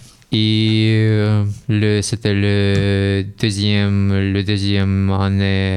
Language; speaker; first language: French; non-native, fluent; Russian